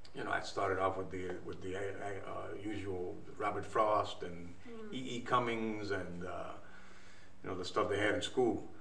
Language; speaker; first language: English; native; English